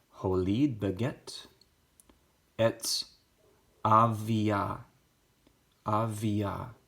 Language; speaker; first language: Hebrew; non-native, learner; English